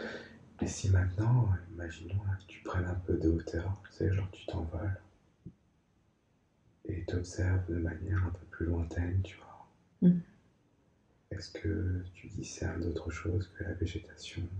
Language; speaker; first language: French; native; French